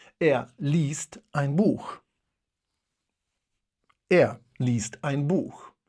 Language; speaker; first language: German; non-native, fluent; Polish